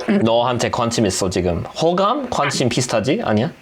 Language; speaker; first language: Korean; non-native, fluent; English